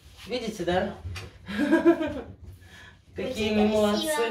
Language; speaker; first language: Russian; native; Russian